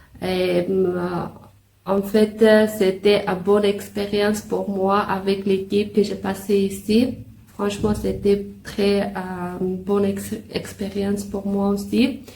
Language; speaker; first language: French; non-native, learner; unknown